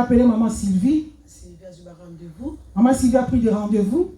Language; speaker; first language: French; non-native, local second language; Lingala